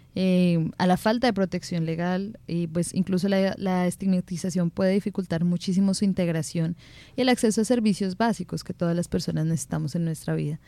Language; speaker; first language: Spanish; native; Spanish